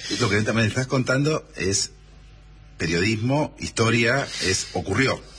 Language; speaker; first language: Spanish; native; Spanish